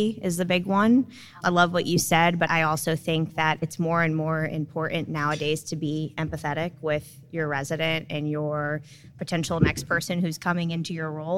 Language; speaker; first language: English; native; English